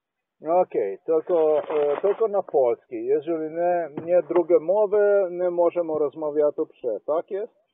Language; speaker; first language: Polish; non-native, learner; Slovenian